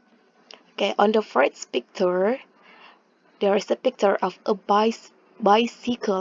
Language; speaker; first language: English; non-native, fluent; Indonesian